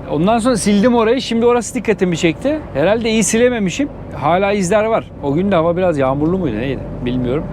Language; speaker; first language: Turkish; native; Turkish